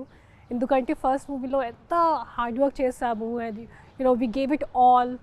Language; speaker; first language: Telugu; non-native, local second language; Hindi